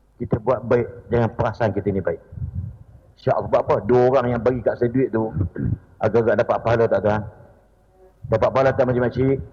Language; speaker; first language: Malay; native; Malay